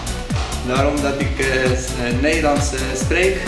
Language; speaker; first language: Dutch; early bilingual, heritage; Spanish